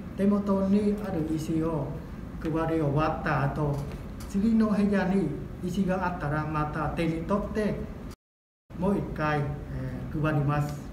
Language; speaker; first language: Japanese; non-native, fluent; Vietnamese